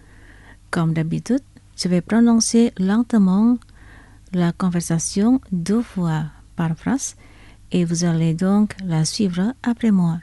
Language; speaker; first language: French; non-native, fluent; Indonesian